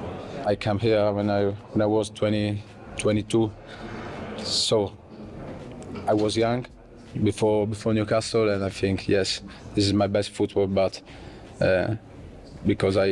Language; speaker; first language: English; non-native, fluent; Italian